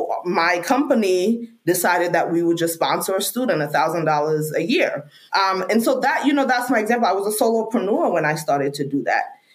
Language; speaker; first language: English; non-native, local second language; Krio